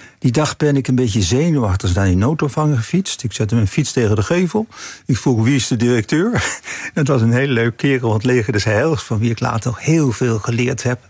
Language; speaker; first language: Dutch; native; Dutch